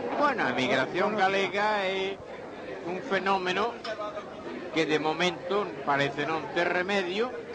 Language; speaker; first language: Galician; non-native, local second language; Spanish